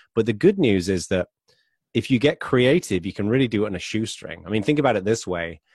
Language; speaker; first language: English; native; English